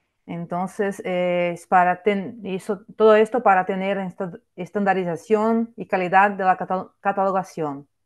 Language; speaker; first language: Spanish; non-native, fluent; Portuguese